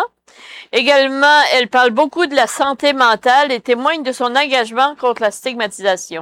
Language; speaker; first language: French; native; French